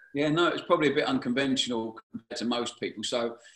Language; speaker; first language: English; native; English